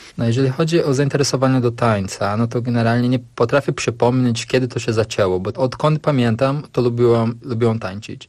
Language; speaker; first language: Polish; early bilingual, heritage; Portuguese